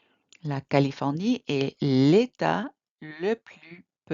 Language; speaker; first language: French; non-native, fluent; English